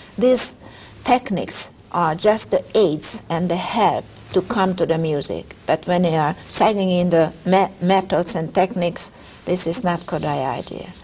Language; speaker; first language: English; non-native, fluent; Hungarian